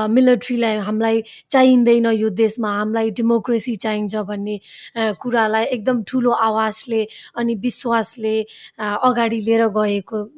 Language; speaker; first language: Nepali; early bilingual, heritage; Nepali